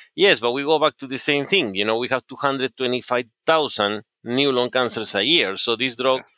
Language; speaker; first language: English; non-native, fluent; Spanish